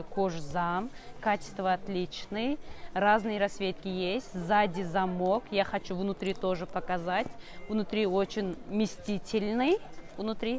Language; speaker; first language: Russian; non-native, learner; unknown